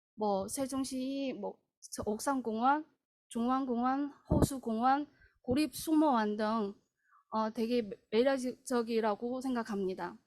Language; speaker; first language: Korean; non-native, fluent; Chinese